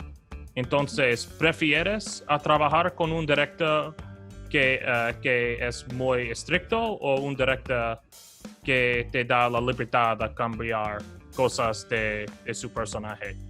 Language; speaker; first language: Spanish; non-native, learner; English